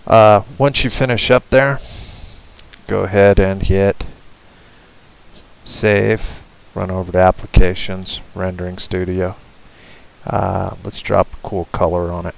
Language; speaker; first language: English; native; English